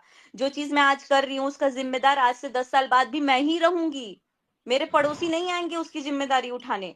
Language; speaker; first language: Hindi; native; Hindi